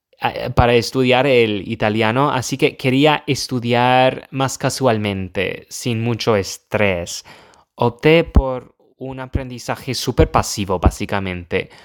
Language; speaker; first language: Spanish; non-native, fluent; English